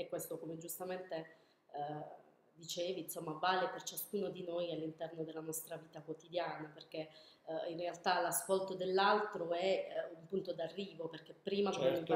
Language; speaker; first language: Italian; native; Italian